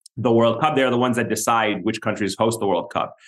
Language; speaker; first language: English; non-native, fluent; Arabic